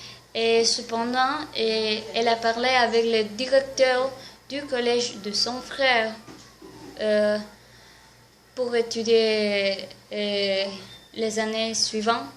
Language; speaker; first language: French; non-native, learner; Spanish